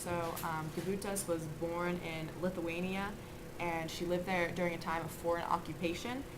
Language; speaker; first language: English; native; English